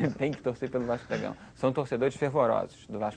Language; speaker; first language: Portuguese; native; Portuguese